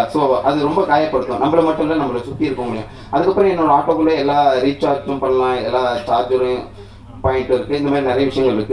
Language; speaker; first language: Tamil; native; Tamil